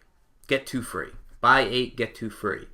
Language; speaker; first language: English; native; English